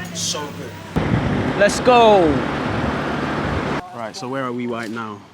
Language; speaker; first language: English; native; English